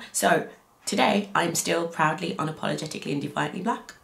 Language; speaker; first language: English; native; English